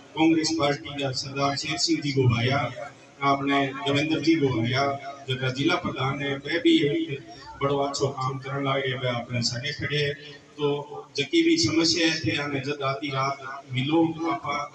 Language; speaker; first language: Hindi; native; Hindi